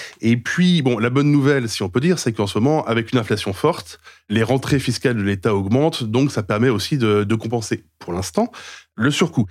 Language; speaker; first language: French; native; French